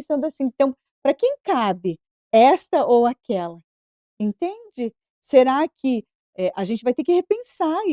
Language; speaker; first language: Portuguese; native; Portuguese